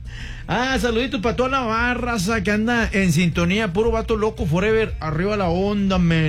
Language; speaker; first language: Spanish; native; Spanish